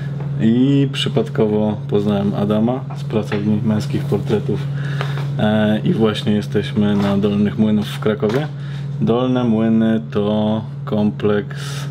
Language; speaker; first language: Polish; native; Polish